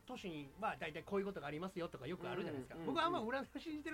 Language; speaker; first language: Japanese; native; Japanese